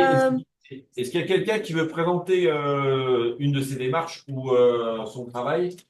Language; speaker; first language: French; native; French